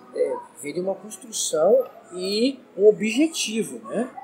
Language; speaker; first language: Portuguese; native; Portuguese